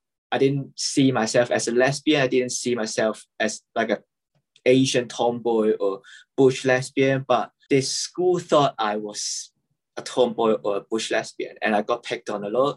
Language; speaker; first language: English; non-native, local second language; Cantonese